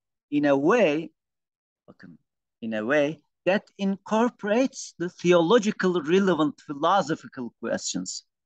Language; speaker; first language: English; non-native, fluent; Turkish